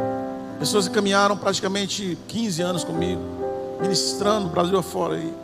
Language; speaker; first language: Portuguese; native; Portuguese